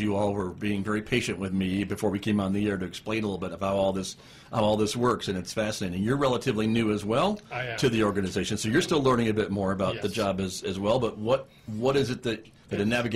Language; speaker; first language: English; native; English